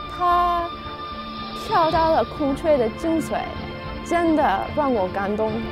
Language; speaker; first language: Chinese; non-native, fluent; English